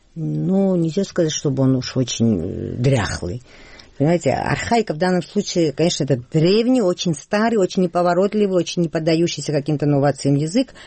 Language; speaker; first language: Russian; non-native, local second language; Georgian